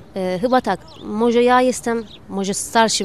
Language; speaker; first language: Polish; non-native, learner; Turkish